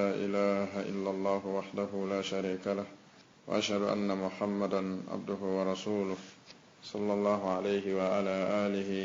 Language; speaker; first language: Arabic; non-native, fluent; Fula